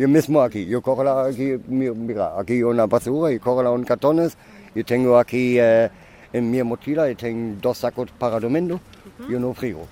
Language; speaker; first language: Spanish; non-native, learner; German